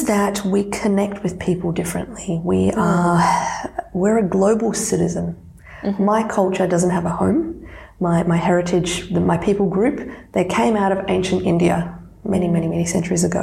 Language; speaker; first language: English; non-native, local second language; Serbian